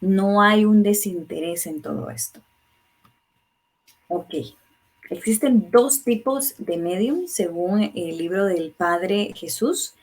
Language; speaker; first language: Spanish; native; Spanish